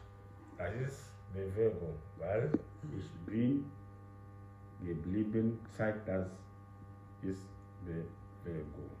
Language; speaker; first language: German; non-native, fluent; French